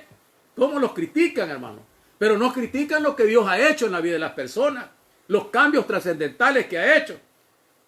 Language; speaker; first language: Spanish; native; Spanish